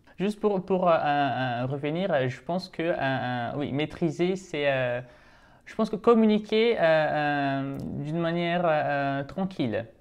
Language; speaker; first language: French; non-native, fluent; Portuguese